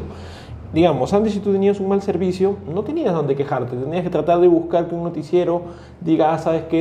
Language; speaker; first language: Spanish; native; Spanish